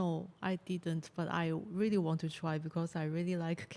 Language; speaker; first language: English; non-native, learner; Chinese